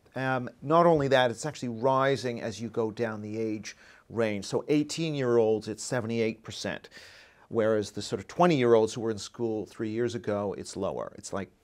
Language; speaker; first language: English; native; English